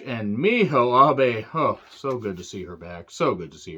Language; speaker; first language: English; native; English